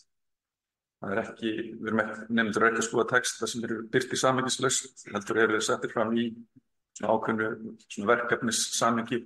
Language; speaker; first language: Icelandic; native; Icelandic